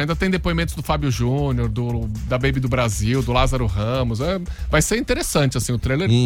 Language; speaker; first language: Portuguese; native; Portuguese